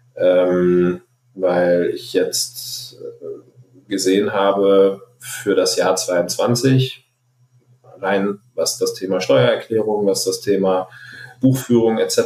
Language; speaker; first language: German; non-native, fluent; Arabic